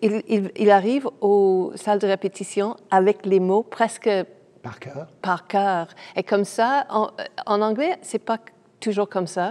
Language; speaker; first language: French; non-native, fluent; English